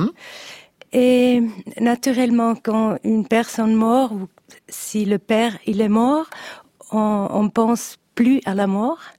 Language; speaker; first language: French; non-native, learner; Italian